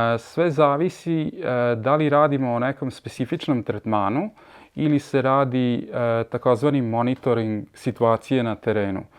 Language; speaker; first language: Serbian; early bilingual, heritage; Serbian